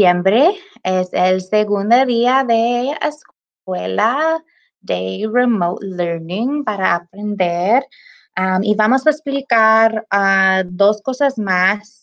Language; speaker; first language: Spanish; non-native, learner; English